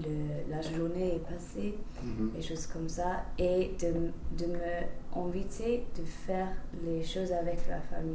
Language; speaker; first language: French; non-native, fluent; English